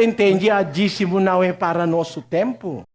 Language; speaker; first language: Portuguese; non-native, learner; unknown